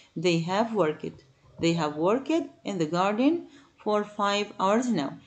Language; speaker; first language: English; non-native, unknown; Arabic